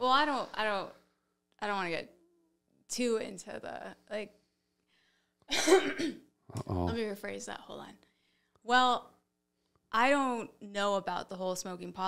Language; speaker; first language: English; early bilingual, other home language; Spanish